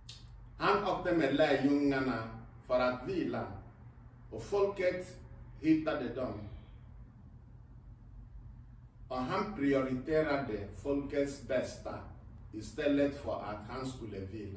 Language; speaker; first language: Swedish; non-native, fluent; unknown